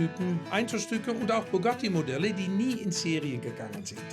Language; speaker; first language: German; native; German